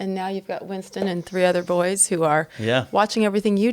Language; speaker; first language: English; native; English